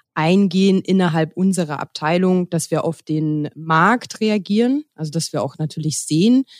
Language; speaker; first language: German; native; German